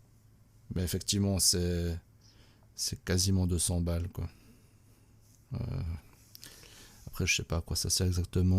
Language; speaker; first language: French; native; French